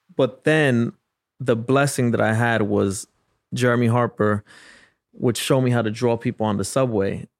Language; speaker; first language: English; native; English